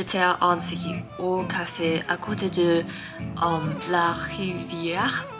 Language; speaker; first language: French; non-native, learner; Thai